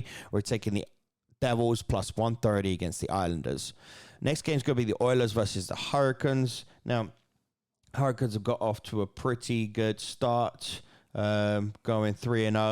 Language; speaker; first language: English; native; English